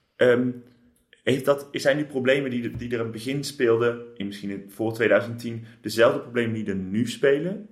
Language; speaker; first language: Dutch; native; Dutch